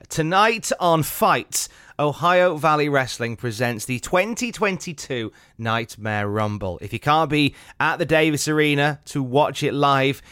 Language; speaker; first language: English; native; English